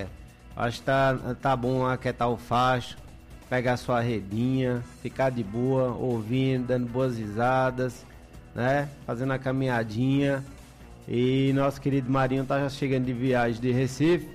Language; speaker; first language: Portuguese; native; Portuguese